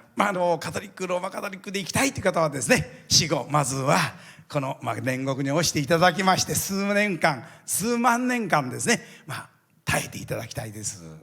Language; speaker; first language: Japanese; native; Japanese